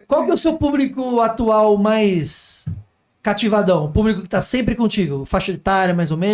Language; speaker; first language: Portuguese; native; Portuguese